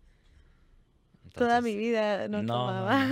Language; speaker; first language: Spanish; early bilingual, heritage; Spanish